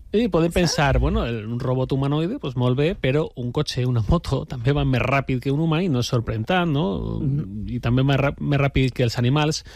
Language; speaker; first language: Catalan; native; Catalan